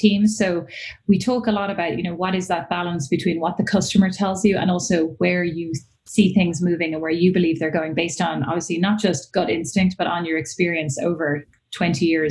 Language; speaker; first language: English; native; English